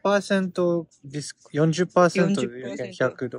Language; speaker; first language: Japanese; early bilingual, heritage; English